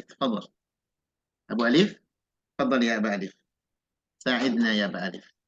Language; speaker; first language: Arabic; non-native, fluent; Indonesian